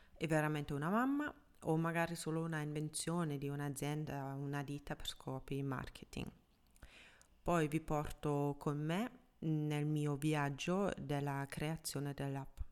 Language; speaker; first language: Italian; non-native, fluent; German